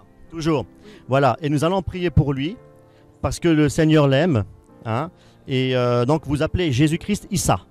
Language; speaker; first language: French; native; French